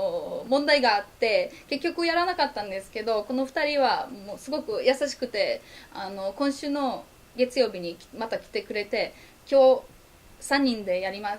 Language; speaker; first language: Japanese; non-native, fluent; Polish